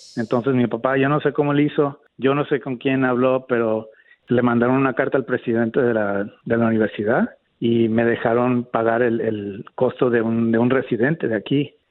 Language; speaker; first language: Spanish; native; Spanish